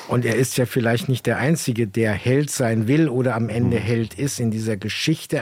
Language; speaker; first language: German; native; German